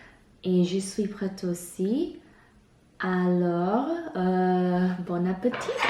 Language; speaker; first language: French; non-native, learner; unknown